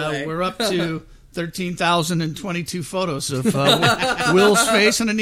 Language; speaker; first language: English; native; English